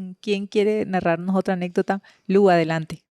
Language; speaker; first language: Spanish; native; Spanish